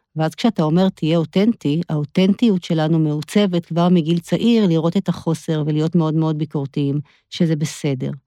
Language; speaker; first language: Hebrew; native; Hebrew